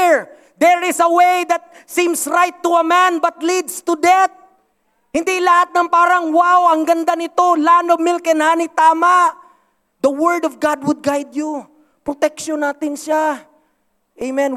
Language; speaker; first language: English; non-native, local second language; Cebuano